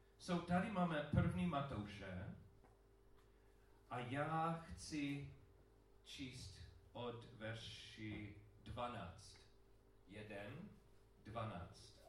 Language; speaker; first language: Czech; non-native, learner; English